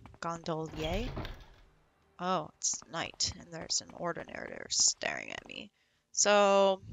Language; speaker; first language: English; native; English